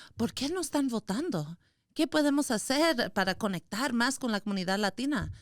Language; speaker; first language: Spanish; early bilingual, other home language; English